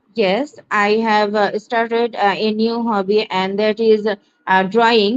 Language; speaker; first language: English; non-native, learner; Bangla